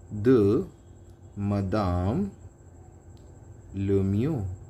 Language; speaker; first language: French; non-native, fluent; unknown